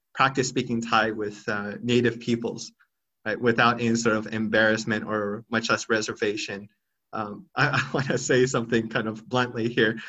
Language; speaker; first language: English; native; English